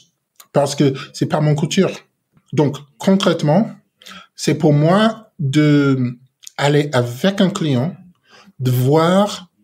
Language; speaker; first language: French; non-native, learner; English